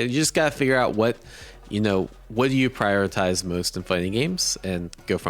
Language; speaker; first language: English; native; English